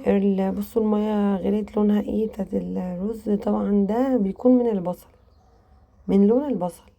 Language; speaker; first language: Arabic; native; Arabic